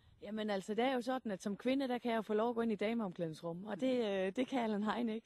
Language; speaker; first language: Danish; native; Danish